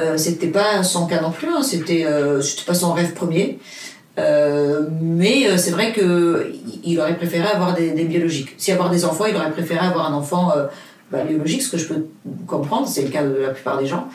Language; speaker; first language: French; non-native, fluent; Portuguese